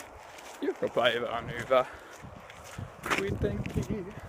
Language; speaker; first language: Finnish; non-native, learner; English